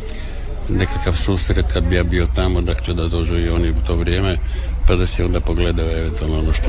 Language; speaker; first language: Serbian; native; Serbian